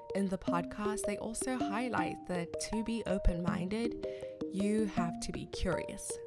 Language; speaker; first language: English; non-native, local second language; Shona